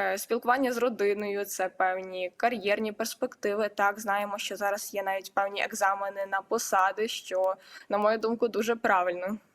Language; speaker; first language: Ukrainian; native; Ukrainian